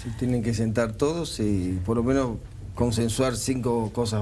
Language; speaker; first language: Spanish; native; Spanish